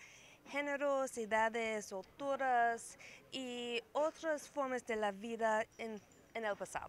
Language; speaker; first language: Spanish; non-native, learner; English